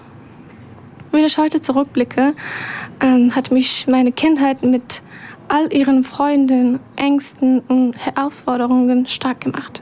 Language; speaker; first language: German; non-native, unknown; Persian